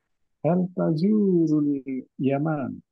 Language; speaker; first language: Arabic; non-native, learner; Indonesian